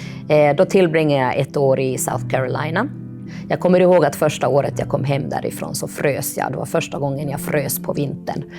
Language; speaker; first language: Swedish; early bilingual, other home language; Finnish